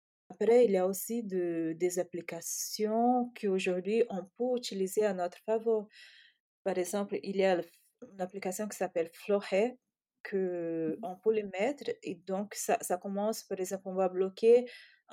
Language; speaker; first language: French; non-native, fluent; Portuguese